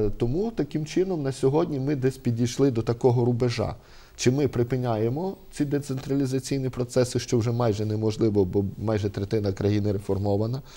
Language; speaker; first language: Ukrainian; native; Ukrainian